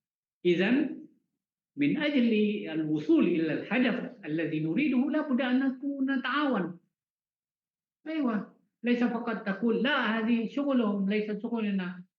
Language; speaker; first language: Arabic; non-native, fluent; Malay